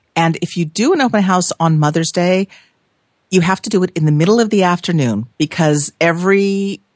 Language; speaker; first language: English; native; English